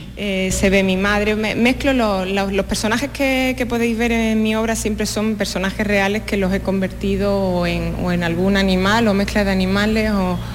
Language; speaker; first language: Spanish; native; Spanish